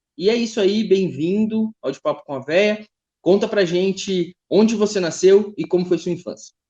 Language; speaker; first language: Portuguese; native; Portuguese